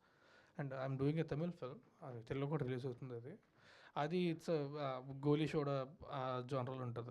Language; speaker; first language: Telugu; native; Telugu